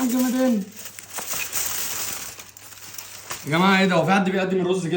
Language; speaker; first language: Arabic; native; Arabic